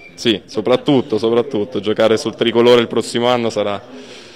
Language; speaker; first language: Italian; native; Italian